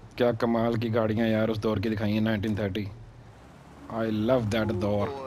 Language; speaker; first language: Urdu; native; Urdu